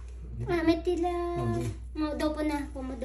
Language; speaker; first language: Italian; non-native, fluent; Filipino